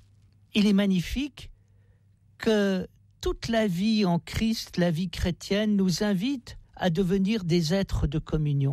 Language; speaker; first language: French; native; French